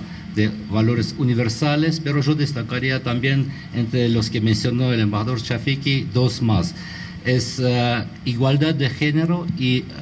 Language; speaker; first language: Spanish; non-native, fluent; Armenian